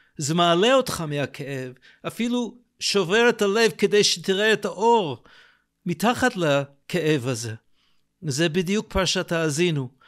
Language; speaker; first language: Hebrew; non-native, fluent; English